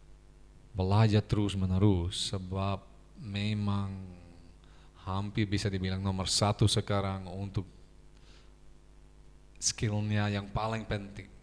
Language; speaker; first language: Indonesian; non-native, fluent; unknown